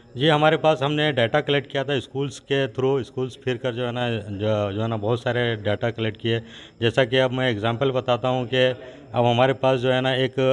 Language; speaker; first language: Hindi; non-native, local second language; Urdu